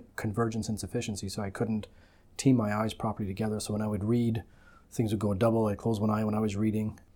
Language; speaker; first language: English; native; English